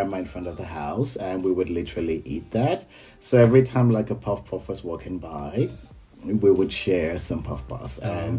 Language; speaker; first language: English; non-native, local second language; Yoruba